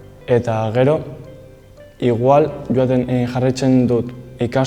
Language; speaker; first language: Basque; non-native, local second language; Spanish